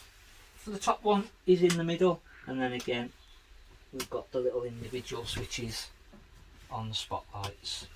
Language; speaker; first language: English; native; English